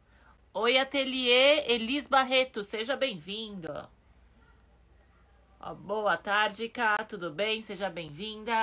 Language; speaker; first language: Portuguese; native; Portuguese